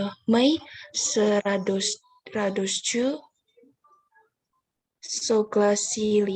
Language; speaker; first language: Russian; non-native, learner; Indonesian